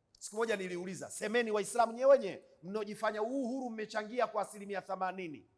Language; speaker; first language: Swahili; native; Swahili